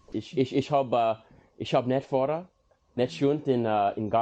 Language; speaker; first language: German; non-native, learner; English